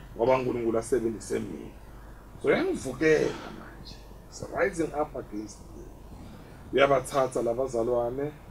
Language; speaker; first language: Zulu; non-native, local second language; Swati